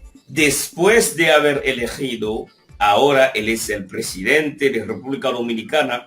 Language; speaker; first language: Spanish; non-native, fluent; Haitian Creole